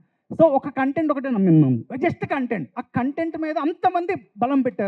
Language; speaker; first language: Telugu; native; Telugu